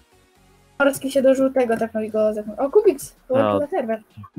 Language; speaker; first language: Polish; native; Polish